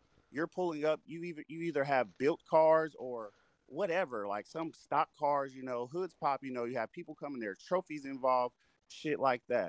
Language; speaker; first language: English; native; English